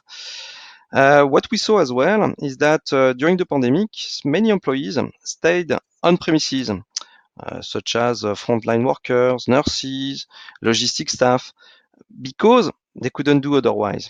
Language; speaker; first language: English; non-native, fluent; French